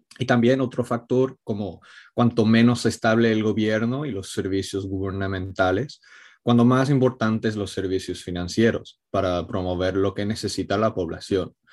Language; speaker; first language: Spanish; non-native, fluent; Italian